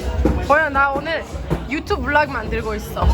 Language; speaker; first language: Korean; non-native, learner; Persian